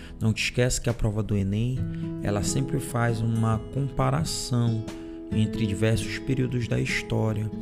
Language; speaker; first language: Portuguese; native; Portuguese